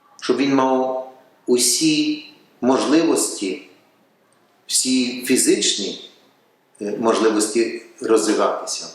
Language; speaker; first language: Ukrainian; early bilingual, heritage; Ukrainian